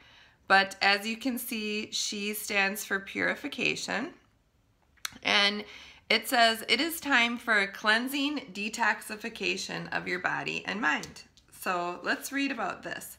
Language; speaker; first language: English; native; English